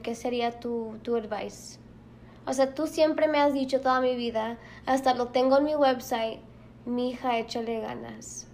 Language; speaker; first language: Spanish; early bilingual, heritage; Spanish